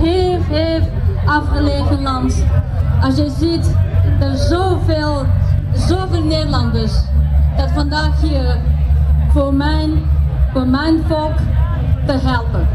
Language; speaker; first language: Dutch; non-native, fluent; Tibetan